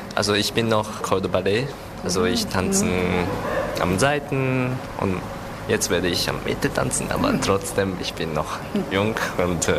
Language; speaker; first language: German; non-native, learner; Japanese